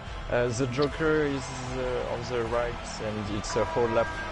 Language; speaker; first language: English; non-native, fluent; French